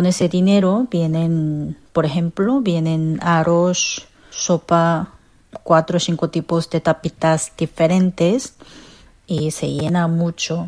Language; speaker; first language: Spanish; non-native, fluent; Korean